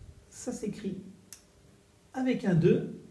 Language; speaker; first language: French; native; French